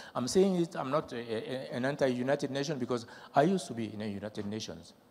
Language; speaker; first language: English; non-native, fluent; French